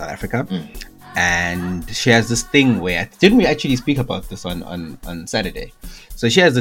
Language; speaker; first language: English; non-native, local second language; Shona